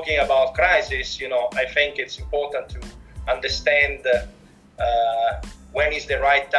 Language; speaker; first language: English; non-native, fluent; Italian